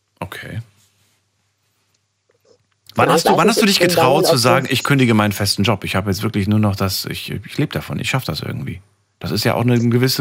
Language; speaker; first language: German; native; German